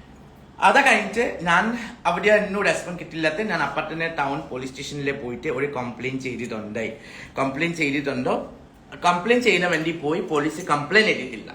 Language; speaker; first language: Malayalam; non-native, learner; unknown